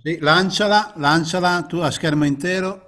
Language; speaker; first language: Italian; native; Italian